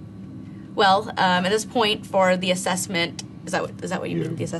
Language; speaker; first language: English; native; English